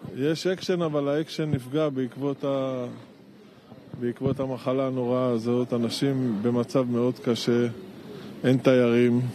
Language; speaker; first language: Hebrew; native; Hebrew